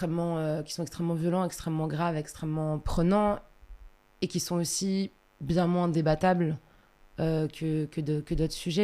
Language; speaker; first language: French; native; French